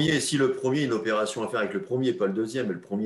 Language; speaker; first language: French; native; French